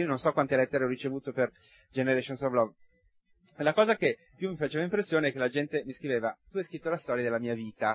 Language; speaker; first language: Italian; native; Italian